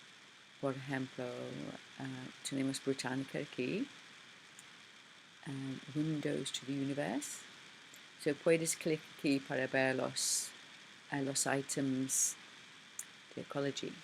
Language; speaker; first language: Spanish; non-native, learner; English